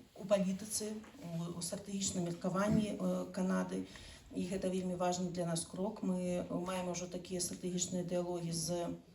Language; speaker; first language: Belarusian; non-native, local second language; Russian